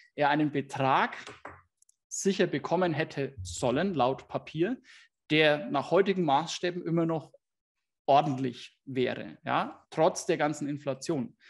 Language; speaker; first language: German; native; German